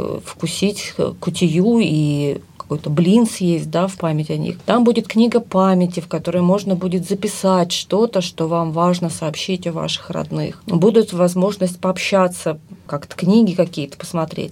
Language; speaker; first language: Russian; native; Russian